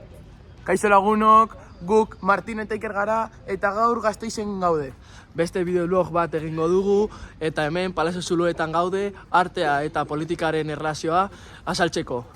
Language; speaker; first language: Basque; non-native, local second language; Spanish